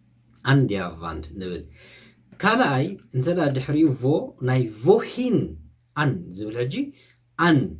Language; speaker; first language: German; non-native, fluent; Tigrinya